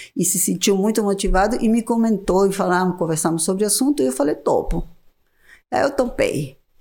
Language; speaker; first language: Portuguese; non-native, fluent; Spanish